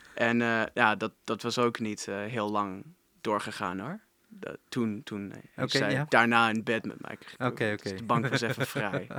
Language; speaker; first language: Dutch; non-native, fluent; English